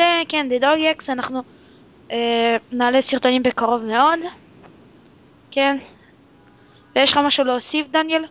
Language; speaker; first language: Hebrew; native; Hebrew